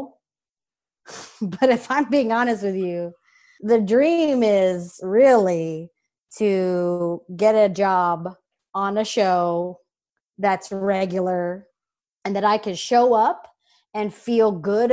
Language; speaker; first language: English; native; English